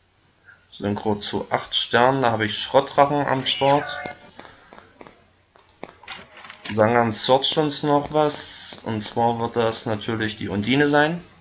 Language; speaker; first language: German; native; German